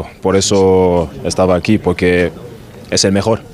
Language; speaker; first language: Spanish; non-native, learner; German